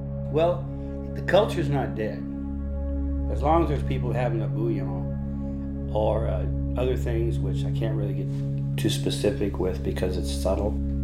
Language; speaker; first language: English; native; English